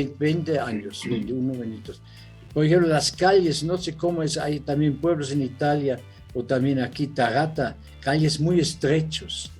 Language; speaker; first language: Spanish; non-native, fluent; German